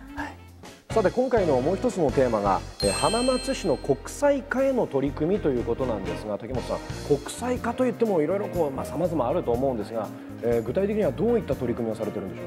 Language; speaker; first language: Japanese; native; Japanese